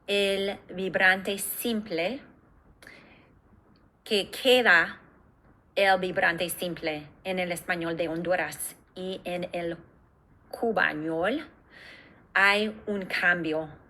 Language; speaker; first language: Spanish; non-native, fluent; English